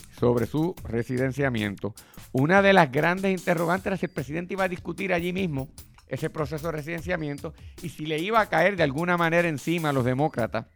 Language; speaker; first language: Spanish; native; Spanish